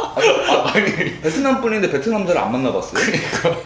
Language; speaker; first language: Korean; native; Korean